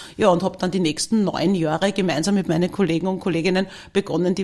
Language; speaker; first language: German; native; German